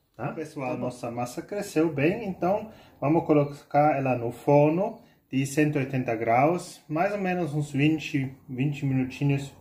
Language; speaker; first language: Portuguese; non-native, fluent; German